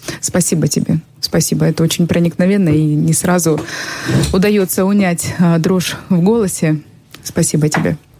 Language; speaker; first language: Russian; native; Russian